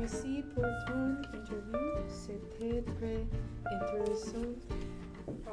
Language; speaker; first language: French; non-native, learner; English